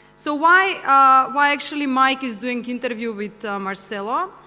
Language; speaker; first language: English; non-native, fluent; Macedonian